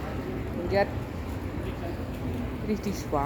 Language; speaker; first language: German; non-native, learner; Khmer